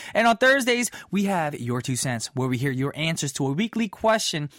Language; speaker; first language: English; early bilingual, other home language; Korean